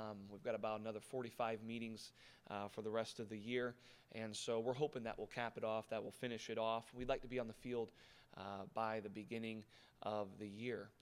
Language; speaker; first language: English; early bilingual, other home language; German